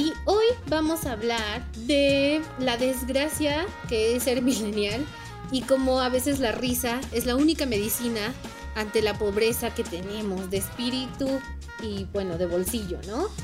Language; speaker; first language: Spanish; native; Spanish